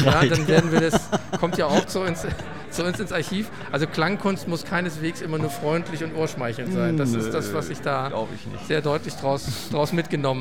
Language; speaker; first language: German; native; German